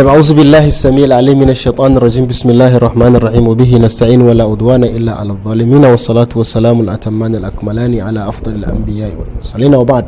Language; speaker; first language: Arabic; non-native, fluent; Hausa